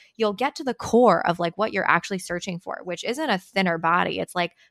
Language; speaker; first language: English; early bilingual, other home language; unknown